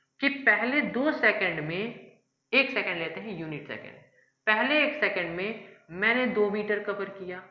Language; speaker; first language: Hindi; native; Hindi